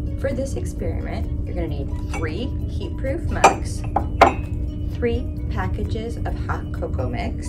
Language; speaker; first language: English; native; English